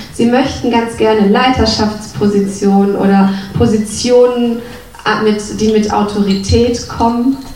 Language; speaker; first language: German; native; German